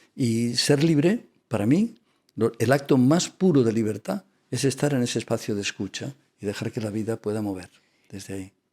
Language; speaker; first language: Spanish; non-native, local second language; Catalan